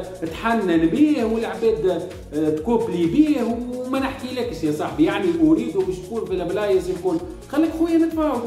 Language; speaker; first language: Arabic; native; Arabic